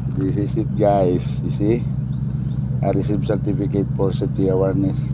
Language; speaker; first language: English; non-native, learner; Filipino